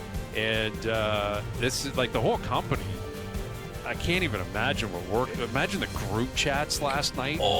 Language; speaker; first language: English; native; English